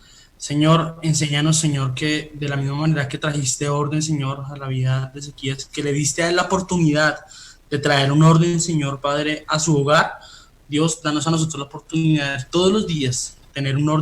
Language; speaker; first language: Spanish; native; Spanish